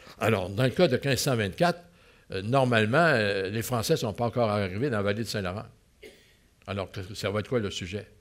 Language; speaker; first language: French; native; French